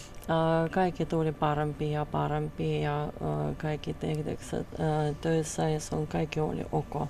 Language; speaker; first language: Finnish; non-native, learner; Russian